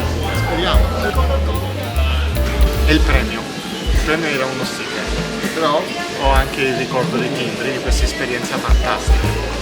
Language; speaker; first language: Italian; native; Italian